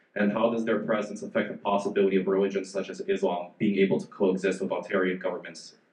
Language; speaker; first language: English; non-native, fluent; Chinese